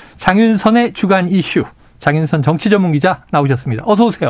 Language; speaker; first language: Korean; native; Korean